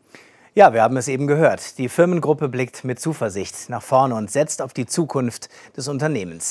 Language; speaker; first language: German; native; German